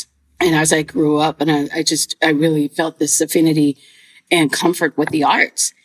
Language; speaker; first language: English; native; English